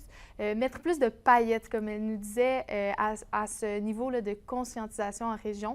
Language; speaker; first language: French; native; French